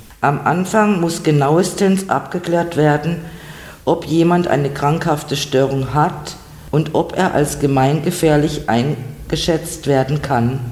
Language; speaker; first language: German; native; German